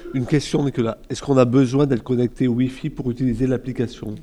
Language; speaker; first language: French; native; French